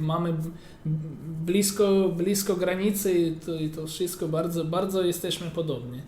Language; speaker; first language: Polish; non-native, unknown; Ukrainian